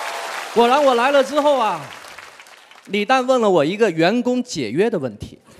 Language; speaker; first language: Chinese; native; Chinese